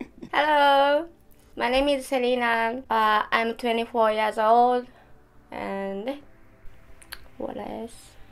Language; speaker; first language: English; non-native, learner; Japanese